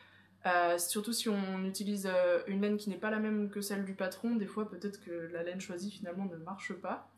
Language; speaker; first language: French; native; French